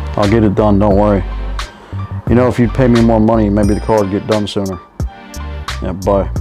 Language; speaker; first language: English; native; English